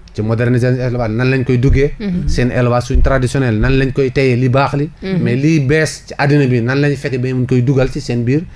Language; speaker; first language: Wolof; non-native, local second language; Fula